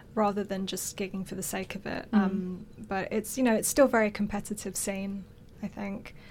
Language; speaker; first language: English; native; English